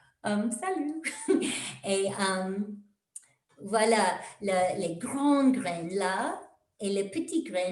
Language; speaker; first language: French; non-native, fluent; English